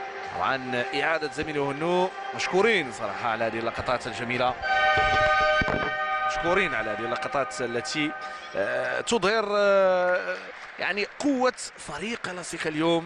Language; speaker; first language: Arabic; native; Arabic